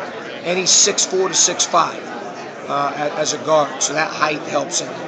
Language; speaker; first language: English; native; English